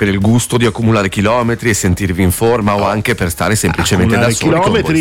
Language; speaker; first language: Italian; native; Italian